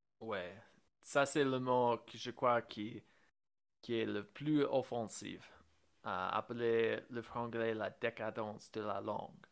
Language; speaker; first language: French; non-native, fluent; English